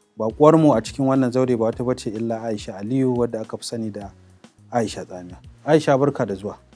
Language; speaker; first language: Hausa; native; Hausa